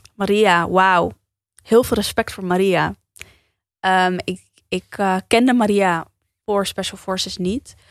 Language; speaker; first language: Dutch; early bilingual, heritage; Dutch